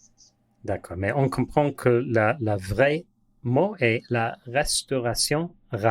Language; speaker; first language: French; non-native, learner; English